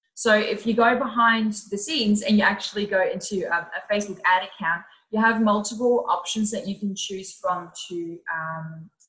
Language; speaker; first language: English; non-native, fluent; Dutch